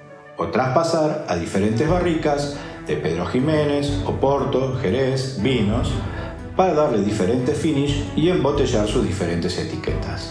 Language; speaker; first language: Spanish; native; Spanish